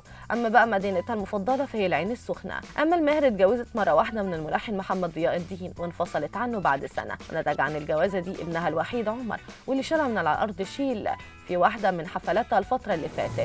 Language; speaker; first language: Arabic; native; Arabic